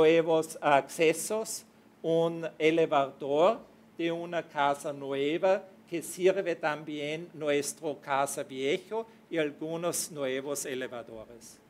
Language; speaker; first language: Spanish; non-native, fluent; German